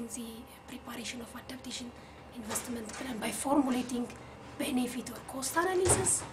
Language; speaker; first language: English; non-native, fluent; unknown